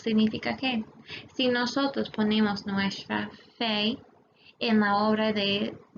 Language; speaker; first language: Spanish; non-native, fluent; English